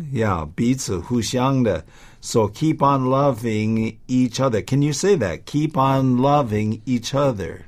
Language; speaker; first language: English; native; English